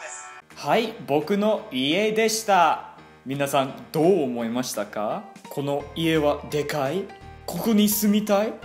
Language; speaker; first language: Japanese; non-native, fluent; English